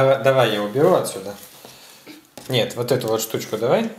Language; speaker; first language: Russian; native; Russian